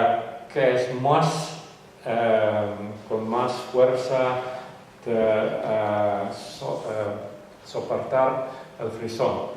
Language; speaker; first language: Spanish; non-native, fluent; Western Frisian